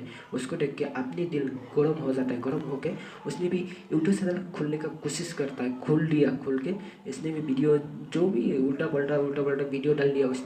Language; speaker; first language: Hindi; non-native, local second language; Bodo